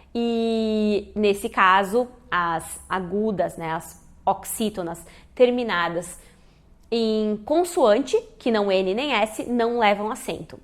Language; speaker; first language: Portuguese; native; Portuguese